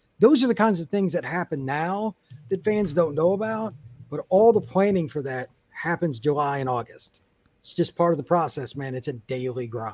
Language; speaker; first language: English; native; English